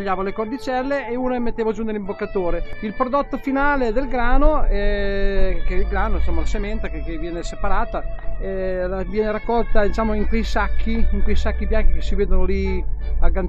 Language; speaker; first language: Italian; native; Italian